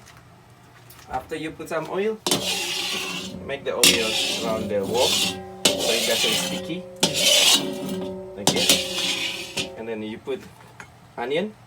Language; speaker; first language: English; non-native, fluent; Indonesian